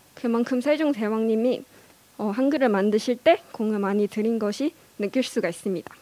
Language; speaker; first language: Korean; non-native, fluent; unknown